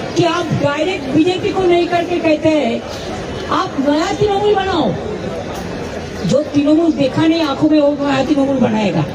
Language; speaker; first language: Hindi; non-native, local second language; Bangla